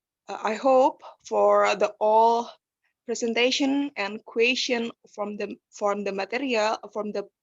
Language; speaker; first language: English; non-native, learner; Indonesian